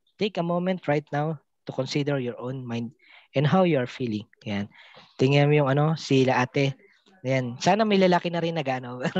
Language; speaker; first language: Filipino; non-native, local second language; Cebuano